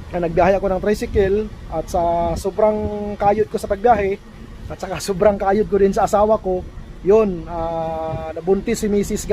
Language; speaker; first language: Filipino; non-native, local second language; Cebuano